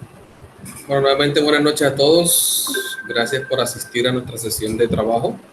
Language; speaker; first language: Spanish; native; Spanish